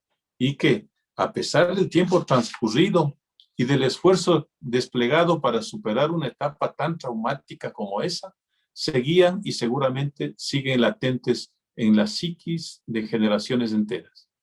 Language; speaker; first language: Spanish; native; Spanish